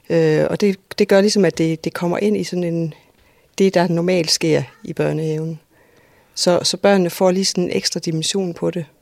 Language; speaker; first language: Danish; native; Danish